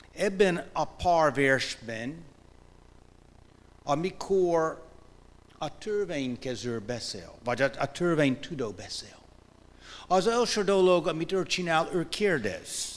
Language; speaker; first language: Hungarian; non-native, fluent; English